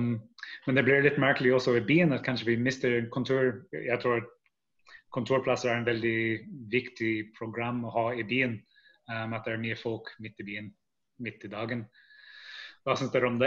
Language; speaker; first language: Norwegian; non-native, fluent; English